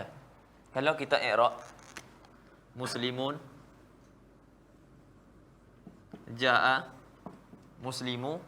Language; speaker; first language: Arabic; non-native, fluent; Malay